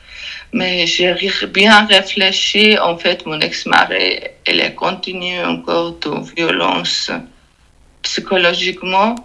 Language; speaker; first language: French; non-native, learner; Georgian